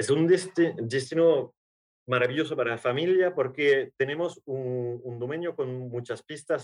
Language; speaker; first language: Spanish; non-native, learner; French